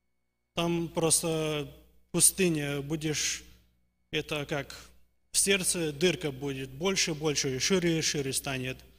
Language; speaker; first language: Russian; early bilingual, heritage; Russian